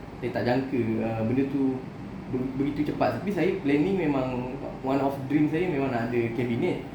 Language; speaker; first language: Malay; native; Malay